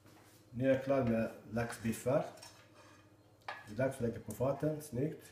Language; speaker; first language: Swedish; non-native, learner; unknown